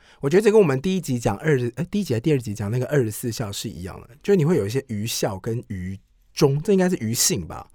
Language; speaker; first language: Chinese; native; Chinese